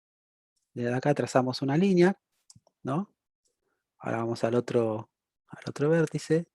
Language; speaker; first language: Spanish; native; Spanish